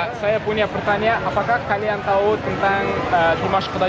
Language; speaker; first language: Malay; non-native, learner; Kazakh